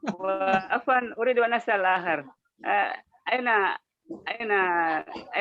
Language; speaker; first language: Arabic; non-native, learner; Indonesian